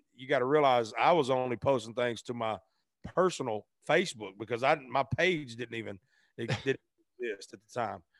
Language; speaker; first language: English; native; English